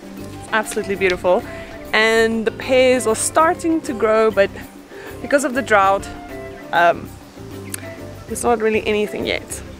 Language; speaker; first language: English; non-native, local second language; Afrikaans